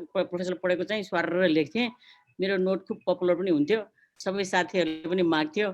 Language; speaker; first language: Nepali; native; Nepali